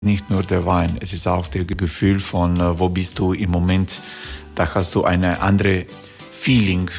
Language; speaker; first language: German; non-native, fluent; Croatian